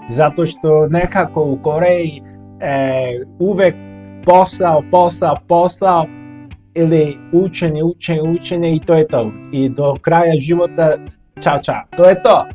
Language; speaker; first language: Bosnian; non-native, learner; Korean